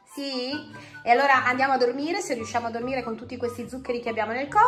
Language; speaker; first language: Italian; native; Italian